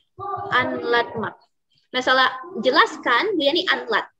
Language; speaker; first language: Turkish; non-native, fluent; Indonesian